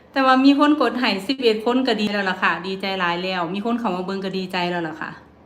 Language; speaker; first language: Thai; native; Thai